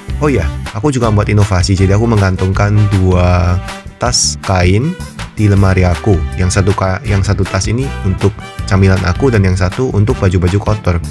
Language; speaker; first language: Indonesian; native; Indonesian